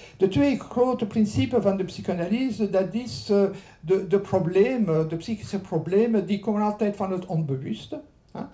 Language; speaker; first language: Dutch; non-native, local second language; French